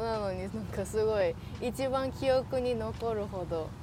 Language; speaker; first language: Japanese; non-native, learner; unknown